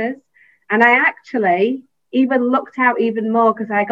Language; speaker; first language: English; native; English